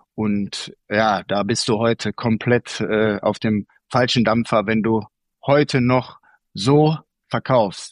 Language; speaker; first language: German; native; German